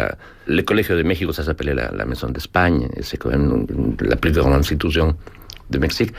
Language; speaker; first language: French; non-native, fluent; Spanish